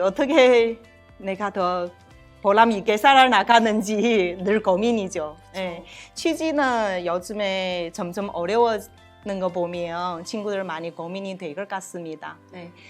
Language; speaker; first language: Korean; non-native, learner; Chinese